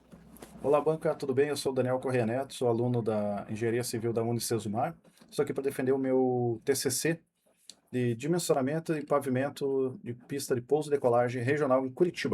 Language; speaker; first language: Portuguese; native; Portuguese